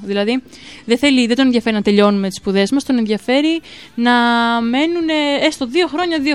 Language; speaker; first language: Greek; native; Greek